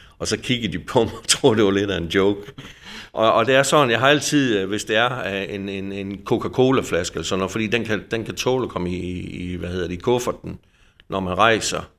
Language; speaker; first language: Danish; native; Danish